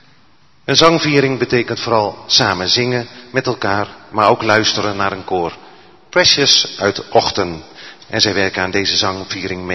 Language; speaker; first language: Dutch; native; Dutch